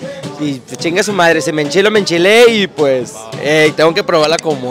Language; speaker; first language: Spanish; native; Spanish